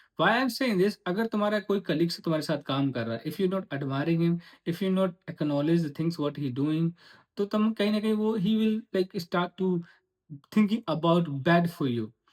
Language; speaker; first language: Hindi; native; Hindi